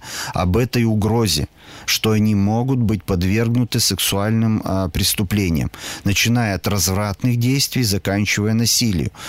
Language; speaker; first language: Russian; native; Russian